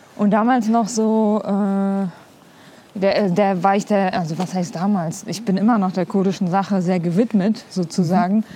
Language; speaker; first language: German; early bilingual, other home language; Kurdish